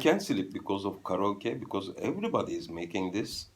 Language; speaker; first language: English; non-native, fluent; Turkish